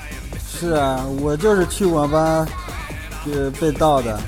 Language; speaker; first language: Chinese; native; Chinese